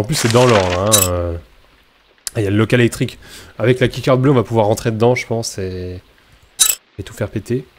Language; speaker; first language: French; native; French